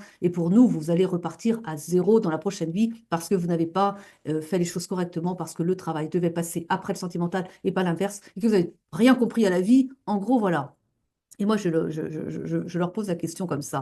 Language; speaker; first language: French; native; French